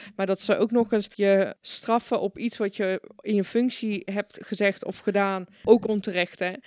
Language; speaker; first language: Dutch; early bilingual, other home language; Persian